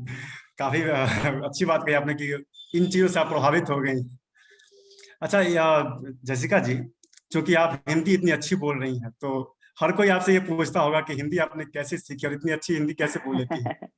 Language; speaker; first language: Hindi; native; Hindi